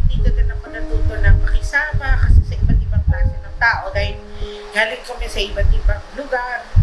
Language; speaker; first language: Filipino; non-native, local second language; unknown